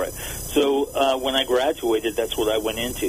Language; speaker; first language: English; native; English